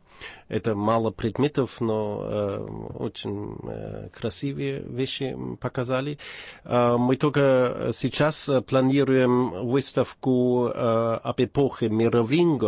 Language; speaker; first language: Russian; non-native, fluent; German